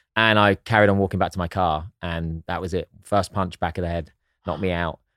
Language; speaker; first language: English; native; English